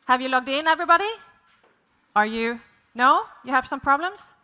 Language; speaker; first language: English; non-native, fluent; Swedish